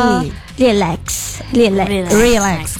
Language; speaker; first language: English; non-native, learner; Indonesian